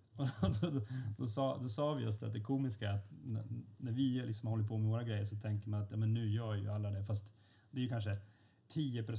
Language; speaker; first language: Swedish; native; Swedish